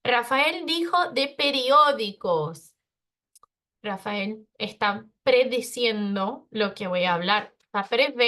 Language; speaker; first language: Spanish; non-native, fluent; Portuguese